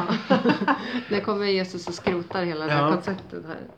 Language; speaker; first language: Swedish; native; Swedish